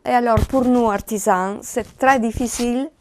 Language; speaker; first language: French; non-native, learner; Italian